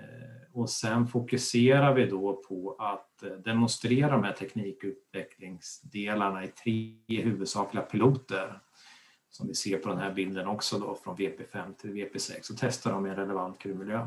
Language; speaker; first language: Swedish; native; Swedish